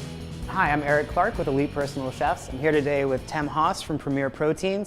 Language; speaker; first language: English; native; English